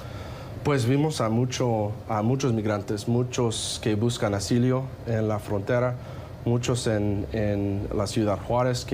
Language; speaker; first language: Spanish; non-native, fluent; English